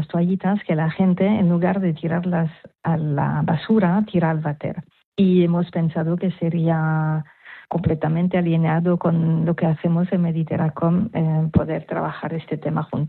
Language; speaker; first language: Spanish; non-native, fluent; French